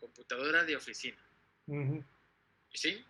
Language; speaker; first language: Spanish; non-native, fluent; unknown